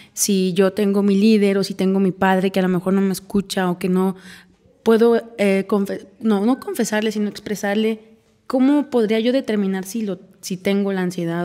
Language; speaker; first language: Spanish; native; Spanish